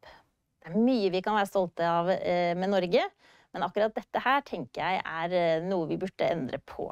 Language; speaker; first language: Norwegian; native; Norwegian